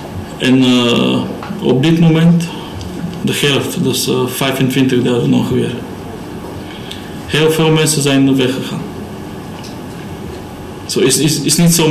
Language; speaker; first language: Dutch; non-native, learner; Bulgarian